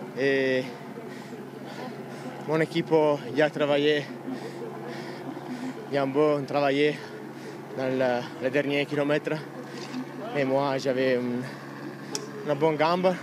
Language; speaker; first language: French; non-native, learner; Italian